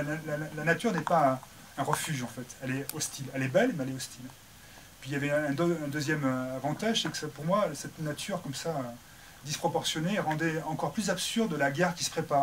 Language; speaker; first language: French; native; French